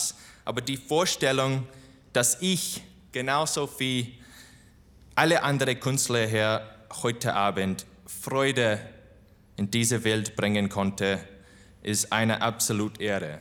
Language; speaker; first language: German; non-native, fluent; English